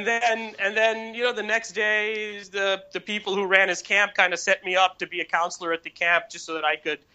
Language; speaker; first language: English; native; English